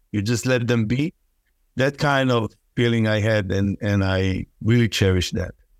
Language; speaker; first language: English; non-native, fluent; Hebrew